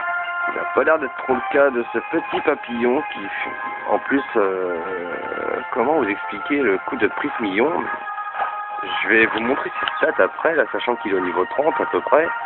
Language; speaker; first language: French; native; French